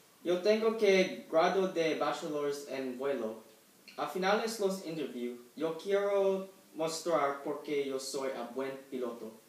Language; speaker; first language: Spanish; non-native, learner; English